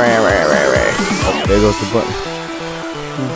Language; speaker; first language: English; native; English